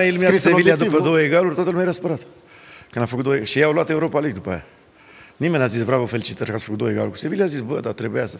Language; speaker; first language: Romanian; native; Romanian